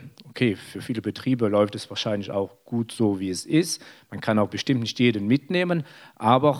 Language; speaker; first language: German; native; German